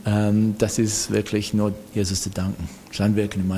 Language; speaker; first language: German; non-native, fluent; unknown